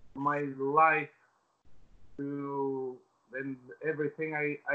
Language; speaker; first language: English; non-native, fluent; Albanian